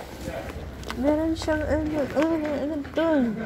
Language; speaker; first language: German; non-native, learner; Filipino